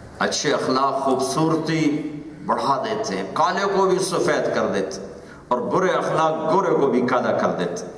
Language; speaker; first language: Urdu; non-native, local second language; Punjabi